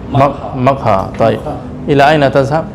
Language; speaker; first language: Arabic; non-native, fluent; Indonesian